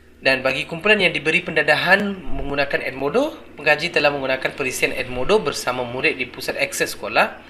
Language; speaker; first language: Malay; non-native, local second language; Tamil